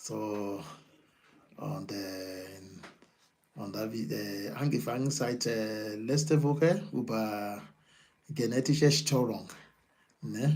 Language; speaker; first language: German; non-native, learner; Yoruba